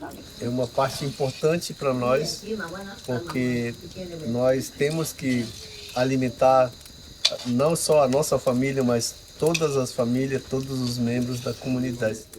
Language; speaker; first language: Portuguese; non-native, local second language; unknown